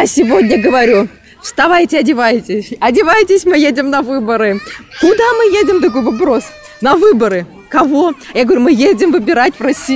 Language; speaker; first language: Russian; native; Russian